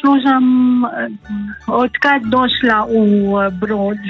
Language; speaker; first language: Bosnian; non-native, learner; Arabic